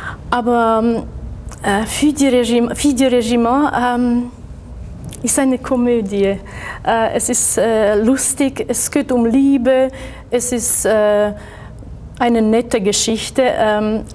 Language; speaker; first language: German; non-native, fluent; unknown